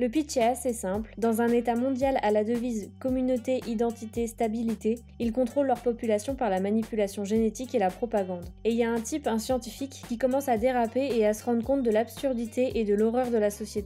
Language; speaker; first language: French; native; French